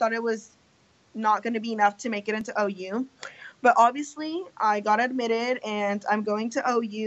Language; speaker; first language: English; early bilingual, other home language; Spanish